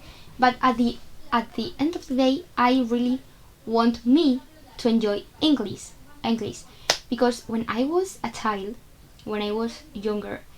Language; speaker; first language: English; non-native, fluent; Spanish